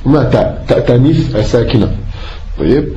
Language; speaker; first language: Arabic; non-native, fluent; French